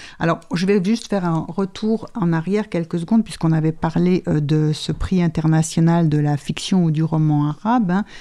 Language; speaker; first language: French; native; French